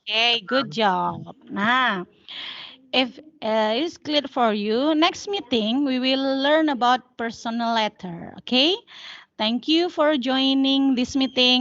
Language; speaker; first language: English; non-native, learner; Indonesian